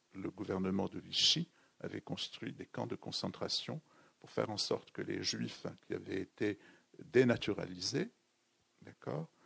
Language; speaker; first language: French; native; French